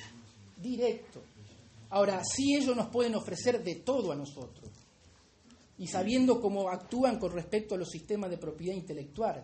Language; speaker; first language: Spanish; native; Spanish